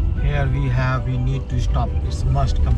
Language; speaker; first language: English; non-native, local second language; Hindi